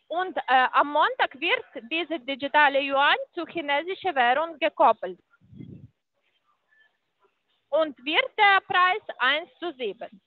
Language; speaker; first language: German; non-native, fluent; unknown